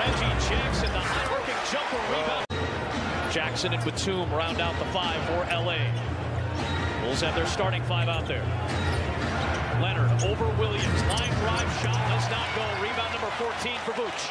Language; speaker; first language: English; native; English